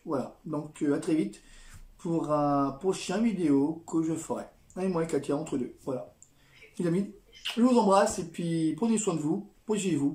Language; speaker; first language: French; native; French